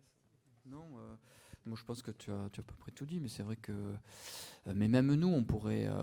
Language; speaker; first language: French; native; French